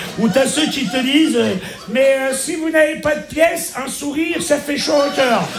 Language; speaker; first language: French; native; French